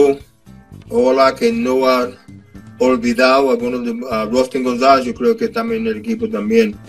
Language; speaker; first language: Spanish; non-native, fluent; English